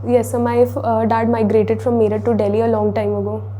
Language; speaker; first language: English; non-native, local second language; Hindi